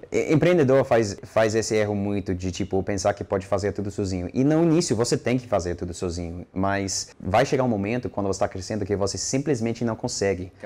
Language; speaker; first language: Portuguese; non-native, fluent; English